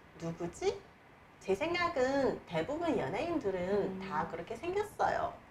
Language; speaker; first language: Korean; non-native, fluent; Chinese